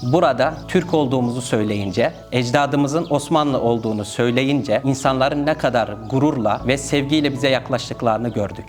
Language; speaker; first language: Turkish; native; Turkish